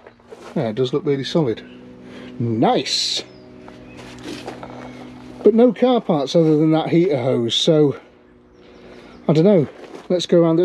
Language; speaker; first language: English; native; English